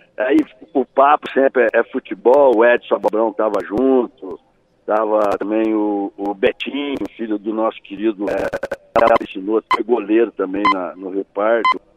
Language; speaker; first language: Portuguese; native; Portuguese